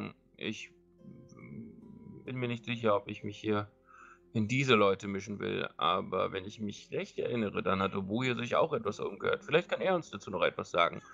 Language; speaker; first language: German; native; German